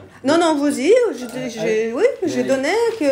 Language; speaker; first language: French; non-native, learner; Russian